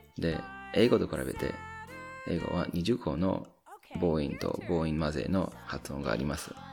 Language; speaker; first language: Japanese; non-native, fluent; English